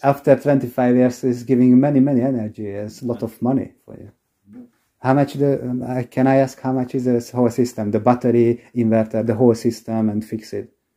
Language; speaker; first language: English; non-native, learner; Hungarian